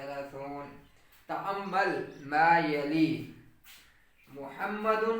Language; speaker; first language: Arabic; non-native, fluent; Urdu